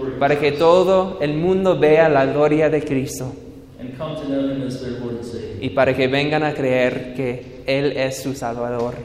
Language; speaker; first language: Spanish; non-native, learner; English